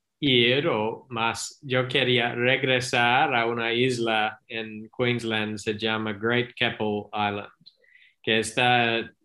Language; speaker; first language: Spanish; non-native, learner; English